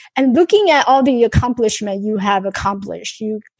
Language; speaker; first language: English; non-native, fluent; Chinese